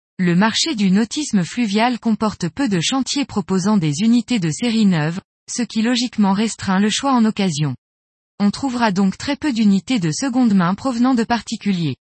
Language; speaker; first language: French; native; French